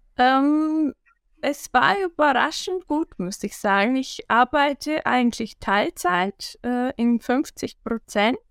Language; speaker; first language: German; non-native, fluent; Bulgarian